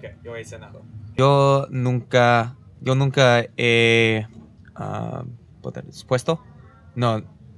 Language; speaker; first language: Spanish; non-native, learner; English